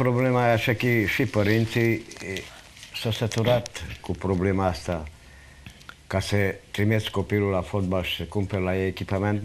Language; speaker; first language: Romanian; non-native, local second language; Hungarian